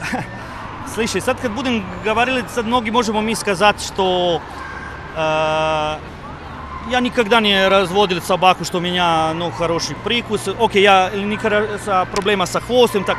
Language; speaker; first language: Russian; non-native, learner; Serbian